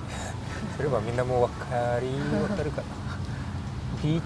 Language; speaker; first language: Japanese; non-native, learner; English